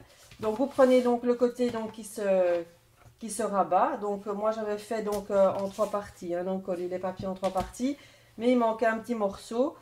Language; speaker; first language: French; native; French